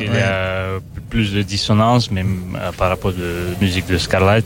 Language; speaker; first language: French; non-native, fluent; Russian